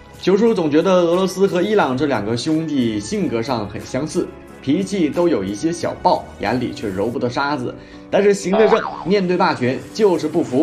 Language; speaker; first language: Chinese; native; Chinese